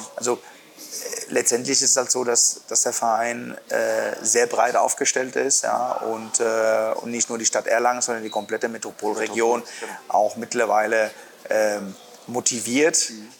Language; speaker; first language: German; non-native, fluent; Spanish